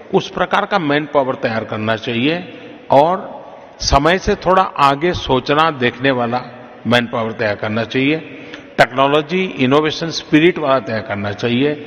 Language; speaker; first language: Hindi; non-native, local second language; Gujarati